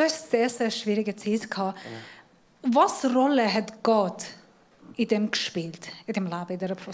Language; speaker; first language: German; non-native, fluent; Persian